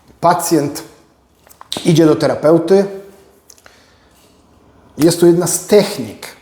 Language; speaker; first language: Polish; native; Polish